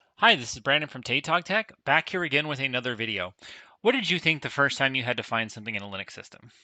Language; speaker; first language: English; native; English